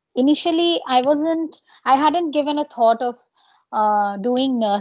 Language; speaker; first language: English; non-native, local second language; Bangla